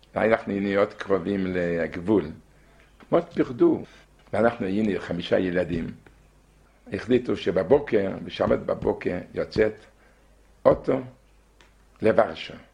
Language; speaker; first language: Hebrew; non-native, fluent; Yiddish